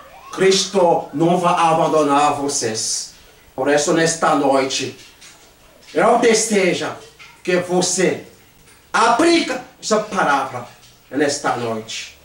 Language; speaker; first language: Portuguese; non-native, learner; Haitian Creole